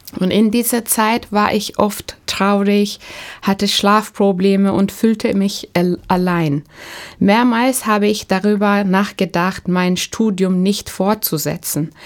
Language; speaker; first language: German; non-native, fluent; Turkish